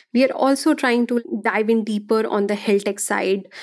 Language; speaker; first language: English; non-native, local second language; Hindi